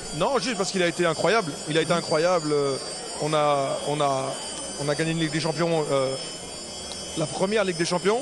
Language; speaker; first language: French; native; French